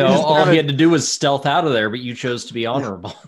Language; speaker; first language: English; native; English